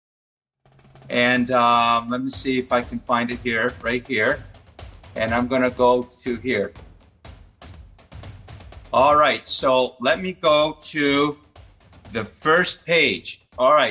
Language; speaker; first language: English; native; English